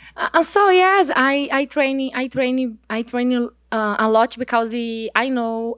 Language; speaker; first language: English; non-native, learner; Portuguese